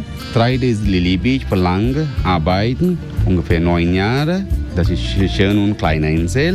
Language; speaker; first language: German; non-native, learner; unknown